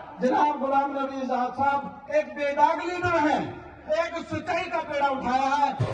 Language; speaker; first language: Urdu; non-native, local second language; Gujari